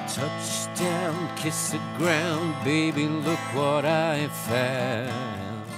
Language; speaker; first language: English; native; English